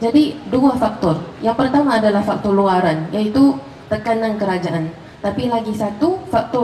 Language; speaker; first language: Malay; non-native, fluent; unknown